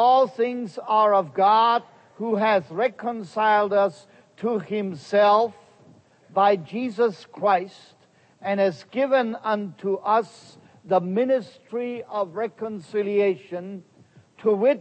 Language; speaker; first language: English; non-native, fluent; German